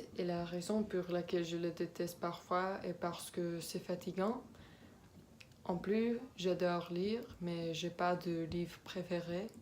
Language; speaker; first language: French; non-native, learner; Spanish